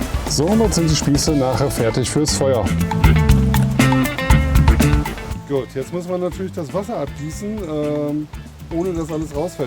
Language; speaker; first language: German; native; German